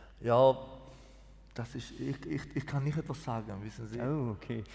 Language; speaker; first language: German; non-native, learner; Persian